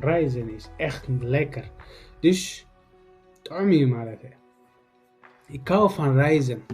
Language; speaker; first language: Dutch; non-native, learner; Tigrinya